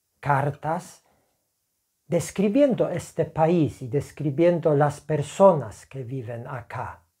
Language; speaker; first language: Spanish; non-native, fluent; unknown